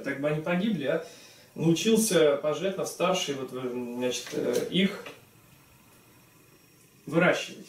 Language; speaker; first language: Russian; native; Russian